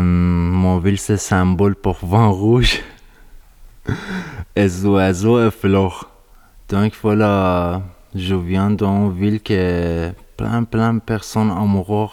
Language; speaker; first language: French; non-native, learner; Persian